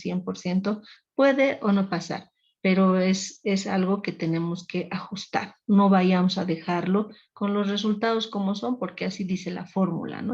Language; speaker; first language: Spanish; native; Spanish